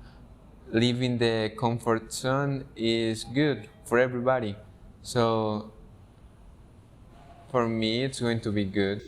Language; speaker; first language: English; non-native, fluent; Spanish